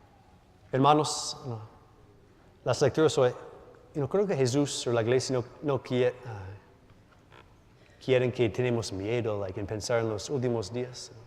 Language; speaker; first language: Spanish; non-native, learner; English